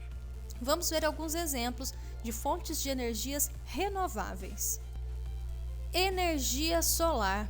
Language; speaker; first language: Portuguese; native; Portuguese